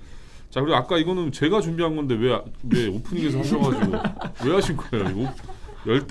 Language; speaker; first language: Korean; native; Korean